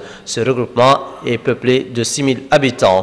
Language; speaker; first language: French; non-native, local second language; Arabic